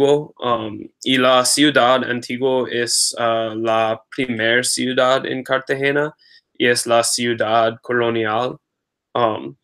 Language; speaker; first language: Spanish; non-native, learner; English